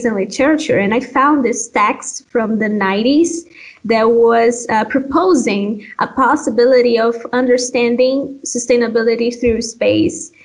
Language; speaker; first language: English; non-native, fluent; Portuguese